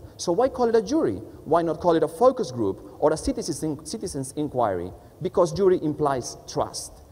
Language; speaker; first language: English; non-native, fluent; Spanish